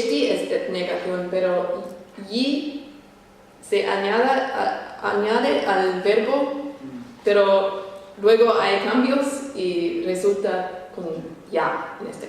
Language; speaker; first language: Spanish; non-native, fluent; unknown